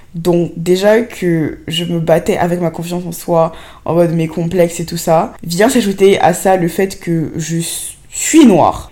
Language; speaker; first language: French; native; French